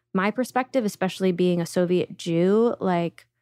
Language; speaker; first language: English; early bilingual, other home language; Russian